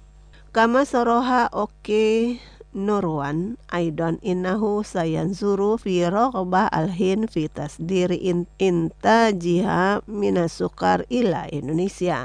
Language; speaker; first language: Arabic; non-native, fluent; Indonesian